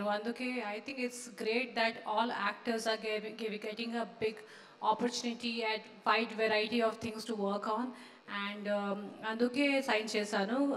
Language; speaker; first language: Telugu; non-native, fluent; Hindi